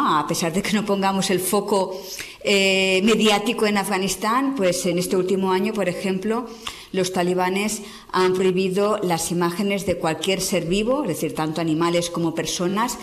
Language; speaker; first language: Spanish; native; Spanish